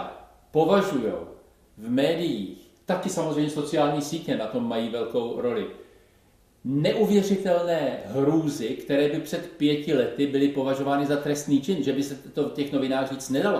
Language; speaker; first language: Czech; native; Czech